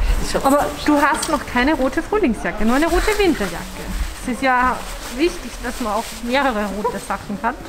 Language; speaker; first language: German; native; German